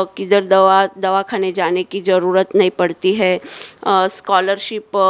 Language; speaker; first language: Hindi; non-native, local second language; Marathi